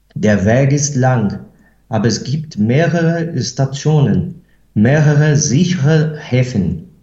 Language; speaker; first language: German; non-native, fluent; Portuguese